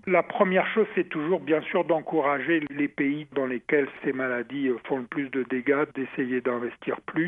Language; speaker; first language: French; native; French